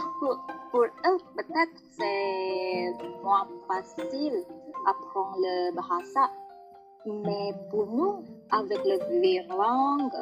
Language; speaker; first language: French; non-native, learner; Indonesian